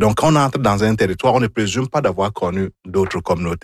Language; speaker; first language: French; non-native, fluent; Igbo